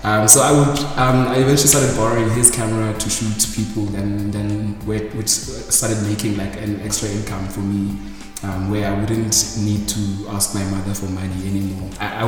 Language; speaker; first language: English; non-native, local second language; Xhosa